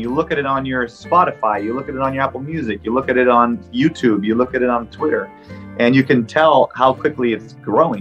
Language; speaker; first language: English; non-native, local second language; French